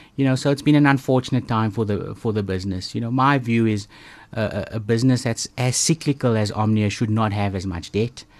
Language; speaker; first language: English; native; English